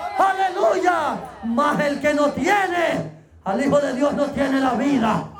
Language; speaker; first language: Spanish; native; Spanish